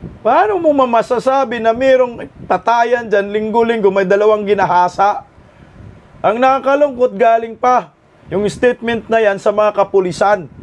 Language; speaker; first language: Filipino; non-native, local second language; Cebuano